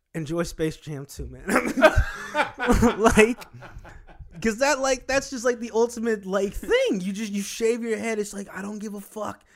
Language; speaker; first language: English; native; English